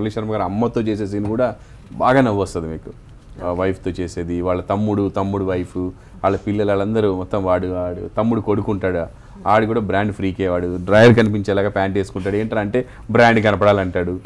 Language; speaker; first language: Telugu; native; Telugu